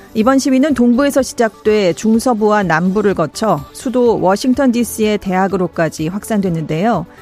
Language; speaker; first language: Korean; native; Korean